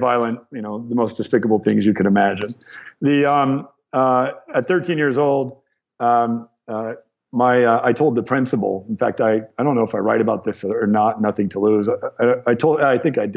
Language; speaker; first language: English; native; English